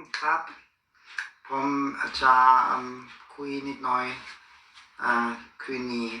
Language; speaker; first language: Thai; non-native, learner; German